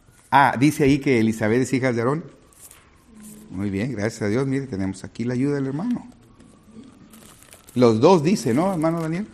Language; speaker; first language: Spanish; native; Spanish